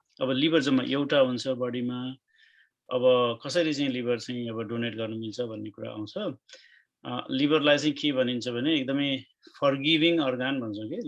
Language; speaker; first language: Nepali; native; Nepali